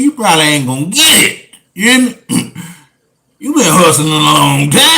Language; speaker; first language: English; native; English